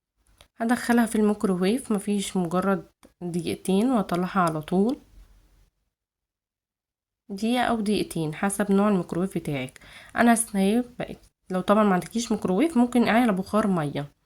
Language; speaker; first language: Arabic; native; Arabic